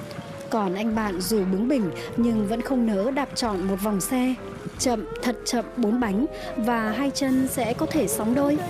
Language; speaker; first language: Vietnamese; native; Vietnamese